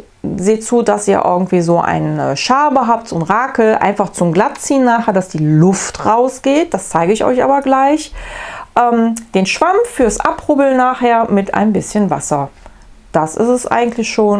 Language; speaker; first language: German; native; German